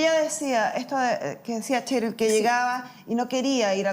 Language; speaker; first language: Spanish; native; Spanish